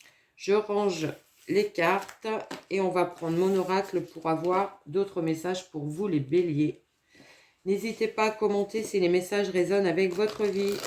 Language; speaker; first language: French; native; French